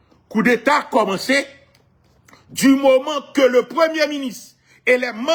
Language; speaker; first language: French; non-native, local second language; Haitian Creole